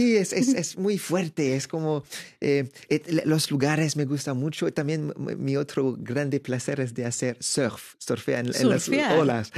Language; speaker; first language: Spanish; non-native, learner; French